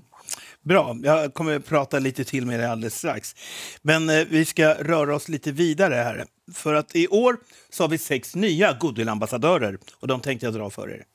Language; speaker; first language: Swedish; native; Swedish